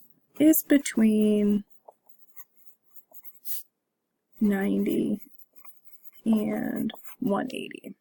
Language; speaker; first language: English; native; English